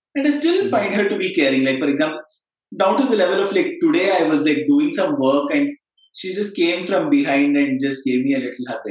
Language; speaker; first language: English; non-native, local second language; Kannada